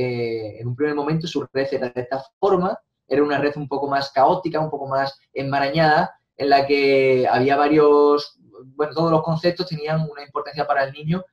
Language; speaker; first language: Spanish; native; Spanish